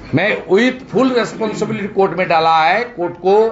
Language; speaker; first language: Hindi; non-native, local second language; Bangla